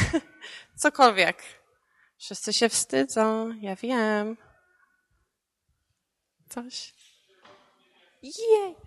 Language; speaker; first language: Polish; early bilingual, heritage; Polish